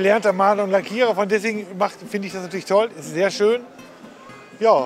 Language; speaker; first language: German; native; German